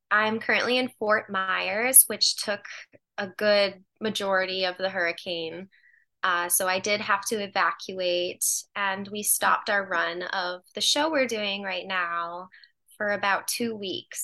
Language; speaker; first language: English; native; English